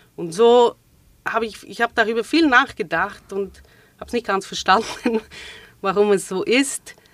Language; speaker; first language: German; native; German